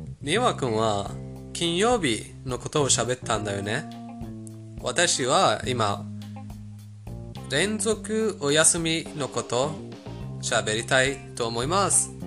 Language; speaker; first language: Japanese; non-native, fluent; Persian